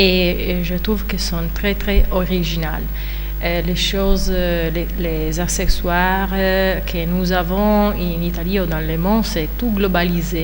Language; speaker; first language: French; non-native, fluent; Italian